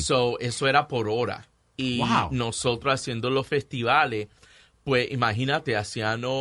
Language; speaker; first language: Spanish; early bilingual, heritage; Spanish